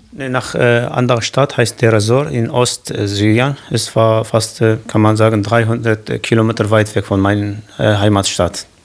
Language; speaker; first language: German; non-native, learner; Kurdish